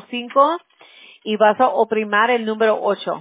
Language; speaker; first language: Spanish; early bilingual, heritage; Spanish